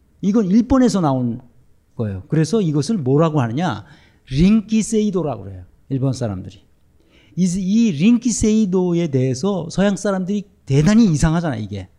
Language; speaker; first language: Korean; native; Korean